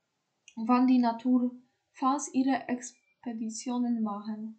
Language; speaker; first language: German; non-native, fluent; Polish